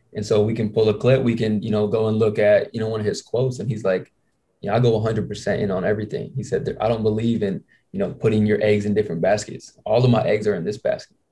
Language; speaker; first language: English; native; English